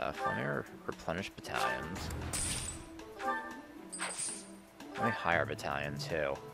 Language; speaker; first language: English; native; English